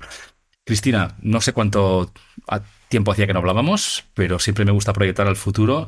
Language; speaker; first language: Spanish; native; Spanish